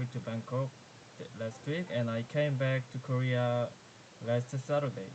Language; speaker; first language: English; non-native, learner; Korean